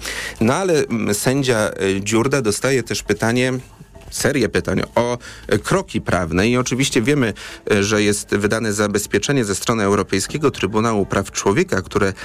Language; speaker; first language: Polish; native; Polish